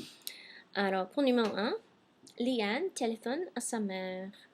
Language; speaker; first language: French; non-native, fluent; English